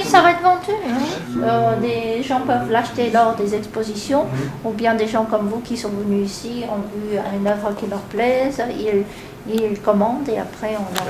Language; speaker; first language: French; non-native, fluent; Korean